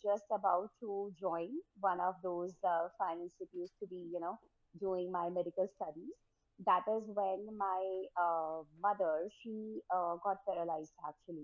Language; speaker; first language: English; non-native, local second language; Hindi